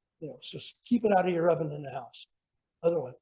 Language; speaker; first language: English; native; English